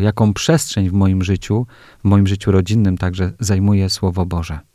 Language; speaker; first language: Polish; native; Polish